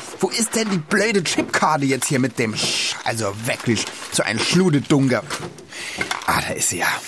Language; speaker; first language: German; native; German